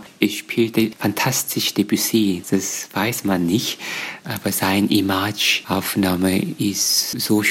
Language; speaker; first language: German; non-native, fluent; Korean